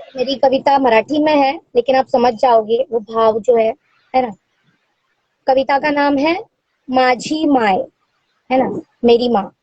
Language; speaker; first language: Hindi; non-native, local second language; Marathi